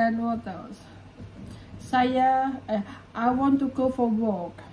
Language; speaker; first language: English; non-native, fluent; Indonesian